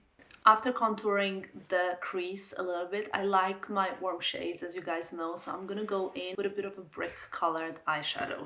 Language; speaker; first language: English; non-native, fluent; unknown